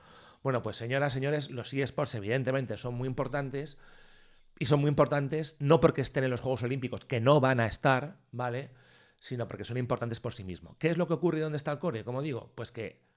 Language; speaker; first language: Spanish; native; Spanish